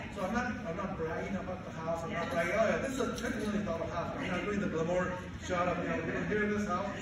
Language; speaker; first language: English; non-native, fluent; Spanish